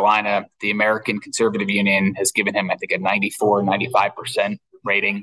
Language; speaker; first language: English; native; English